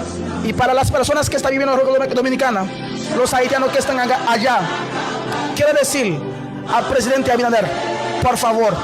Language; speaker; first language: Spanish; non-native, learner; Haitian Creole